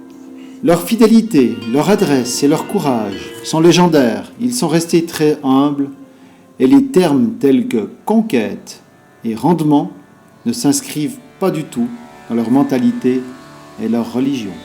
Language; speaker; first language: French; native; French